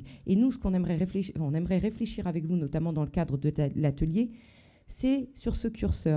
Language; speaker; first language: French; native; French